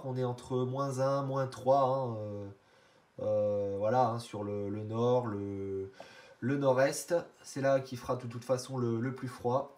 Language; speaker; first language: French; native; French